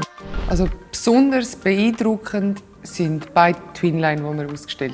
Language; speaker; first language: German; native; German